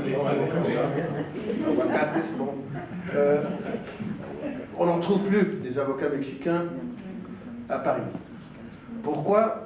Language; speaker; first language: French; non-native, fluent; Spanish